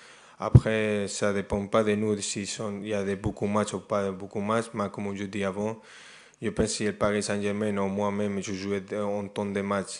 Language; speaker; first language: French; non-native, fluent; Spanish